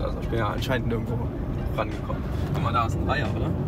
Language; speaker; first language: German; native; German